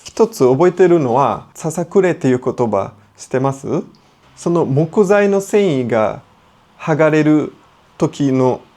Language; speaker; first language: Japanese; non-native, fluent; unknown